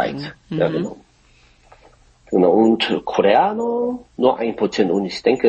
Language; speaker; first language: German; non-native, fluent; Korean